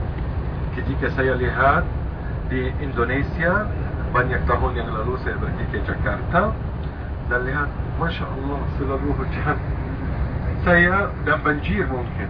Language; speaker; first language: Indonesian; non-native, fluent; Arabic